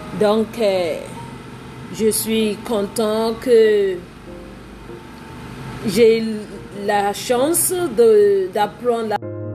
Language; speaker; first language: French; non-native, fluent; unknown